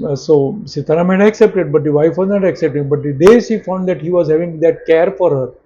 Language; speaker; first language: English; non-native, local second language; Marathi